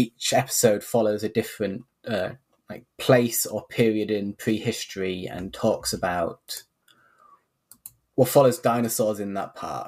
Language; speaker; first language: English; native; English